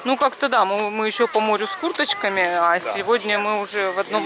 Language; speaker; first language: Russian; native; Russian